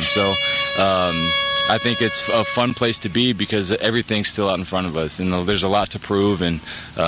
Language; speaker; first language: English; native; English